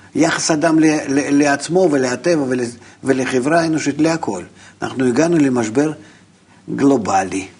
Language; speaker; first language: Hebrew; non-native, fluent; Russian